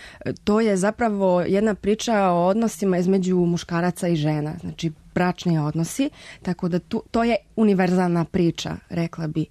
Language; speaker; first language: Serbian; non-native, fluent; Spanish